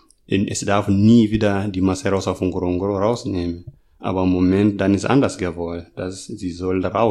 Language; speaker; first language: German; non-native, fluent; Masai